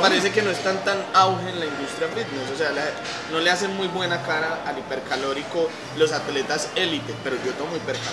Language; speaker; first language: Spanish; native; Spanish